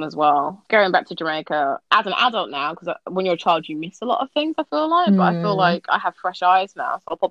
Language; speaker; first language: English; native; English